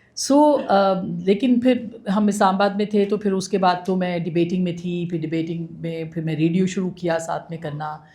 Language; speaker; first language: Urdu; native; Urdu